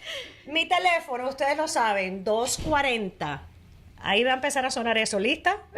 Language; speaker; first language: Spanish; native; Spanish